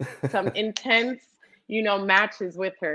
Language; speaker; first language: English; native; English